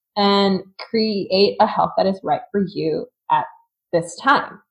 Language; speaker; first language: English; native; English